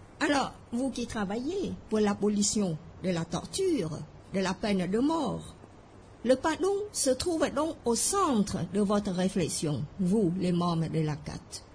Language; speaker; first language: French; non-native, fluent; Khmer